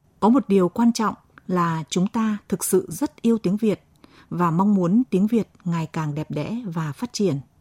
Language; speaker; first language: Vietnamese; native; Vietnamese